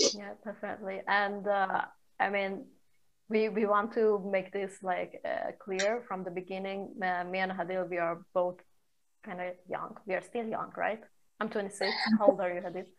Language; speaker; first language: English; non-native, fluent; Persian